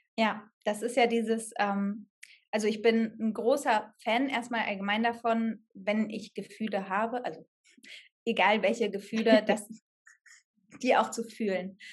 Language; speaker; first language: German; native; German